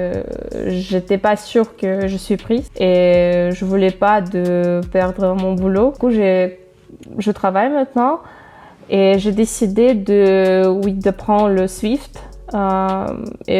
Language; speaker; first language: French; non-native, fluent; Russian